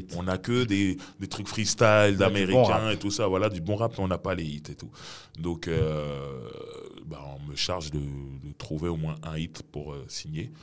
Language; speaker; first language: French; native; French